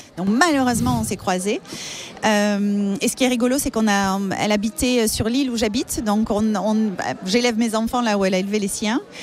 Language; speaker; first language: French; native; French